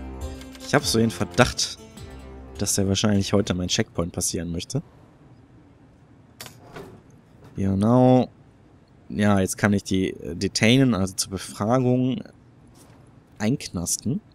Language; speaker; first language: German; native; German